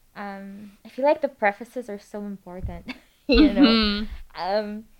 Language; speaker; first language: English; non-native, local second language; Filipino